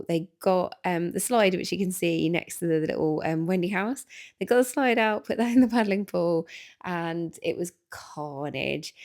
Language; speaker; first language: English; native; English